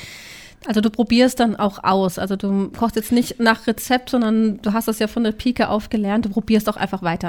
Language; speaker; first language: German; native; German